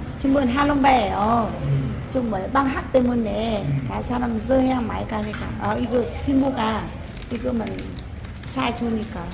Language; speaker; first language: Korean; non-native, learner; Vietnamese